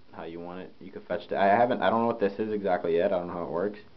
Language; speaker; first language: English; native; English